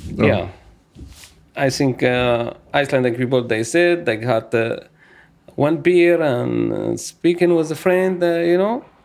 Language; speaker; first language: English; non-native, learner; Arabic